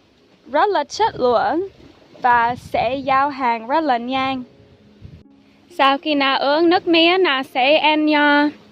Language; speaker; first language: Vietnamese; non-native, fluent; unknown